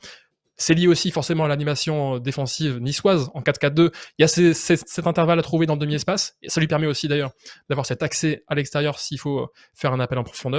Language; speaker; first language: French; native; French